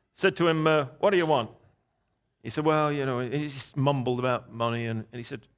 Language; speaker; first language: English; native; English